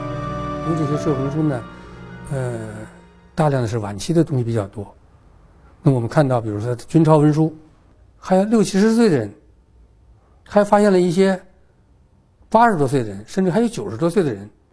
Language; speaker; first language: Chinese; native; Chinese